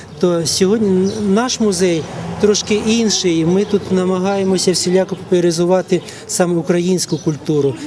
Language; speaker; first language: Ukrainian; native; Ukrainian